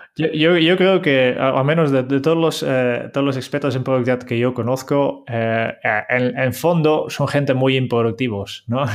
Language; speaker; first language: Spanish; non-native, fluent; Dutch